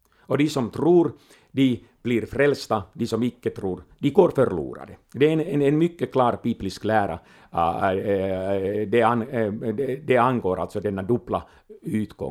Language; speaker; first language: Swedish; non-native, local second language; Finnish